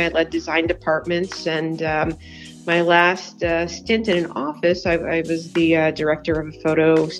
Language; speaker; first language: English; native; English